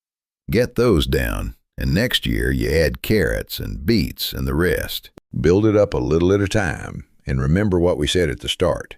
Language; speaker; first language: English; native; English